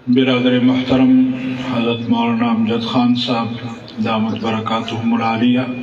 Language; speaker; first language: Urdu; non-native, local second language; Pashto